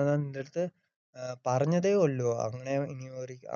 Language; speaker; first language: Malayalam; early bilingual, heritage; Malayalam